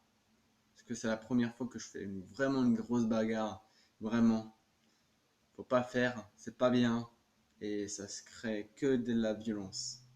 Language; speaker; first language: French; native; French